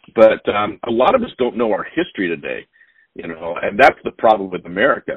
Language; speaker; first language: English; native; English